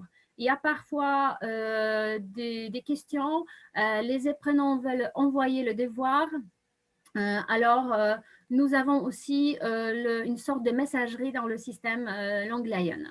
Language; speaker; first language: French; non-native, fluent; Polish